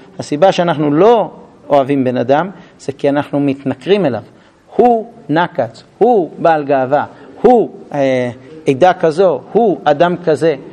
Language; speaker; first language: Hebrew; non-native, fluent; English